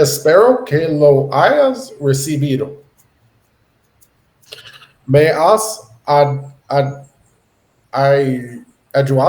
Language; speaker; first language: Spanish; non-native, learner; English